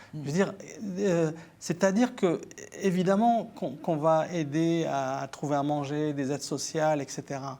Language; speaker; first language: French; early bilingual, other home language; Arabic